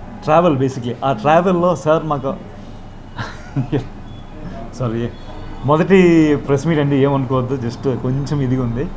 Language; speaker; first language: Telugu; native; Telugu